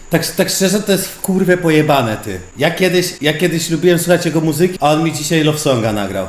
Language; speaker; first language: Polish; native; Polish